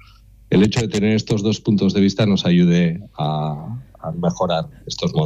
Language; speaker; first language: Spanish; native; Spanish